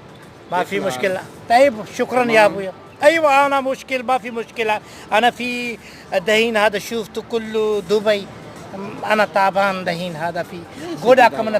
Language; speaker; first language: Arabic; non-native, learner; Sindhi